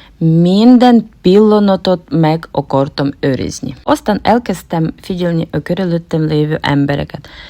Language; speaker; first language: Hungarian; non-native, fluent; Ukrainian